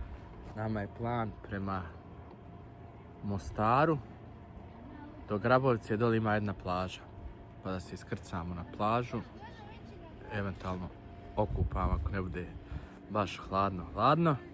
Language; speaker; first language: Bosnian; native; Bosnian